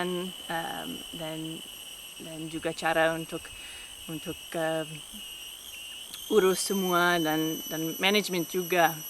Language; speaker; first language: Indonesian; non-native, fluent; English